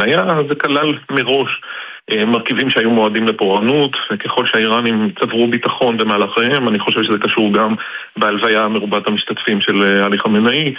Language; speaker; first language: Hebrew; native; Hebrew